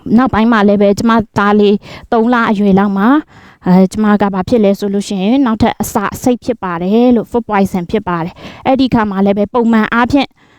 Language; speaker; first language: Burmese; non-native, local second language; Shan